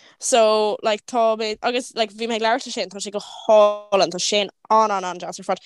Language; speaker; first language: Irish; non-native, local second language; English